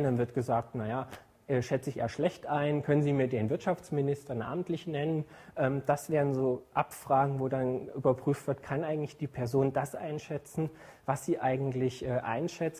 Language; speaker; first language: German; native; German